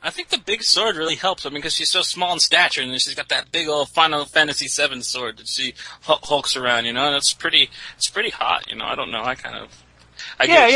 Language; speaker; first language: English; native; English